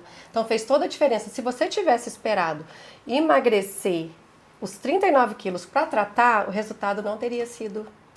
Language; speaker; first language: Portuguese; native; Portuguese